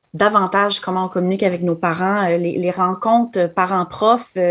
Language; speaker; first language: French; native; French